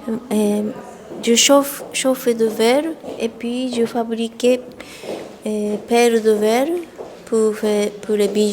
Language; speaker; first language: French; non-native, learner; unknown